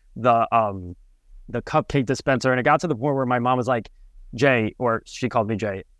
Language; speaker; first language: English; native; English